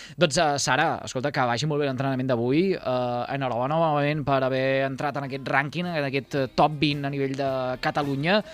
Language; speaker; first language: Catalan; native; Catalan